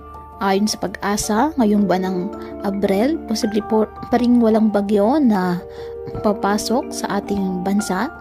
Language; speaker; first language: Filipino; non-native, local second language; Masbatenyo